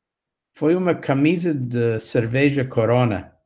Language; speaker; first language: Portuguese; non-native, fluent; English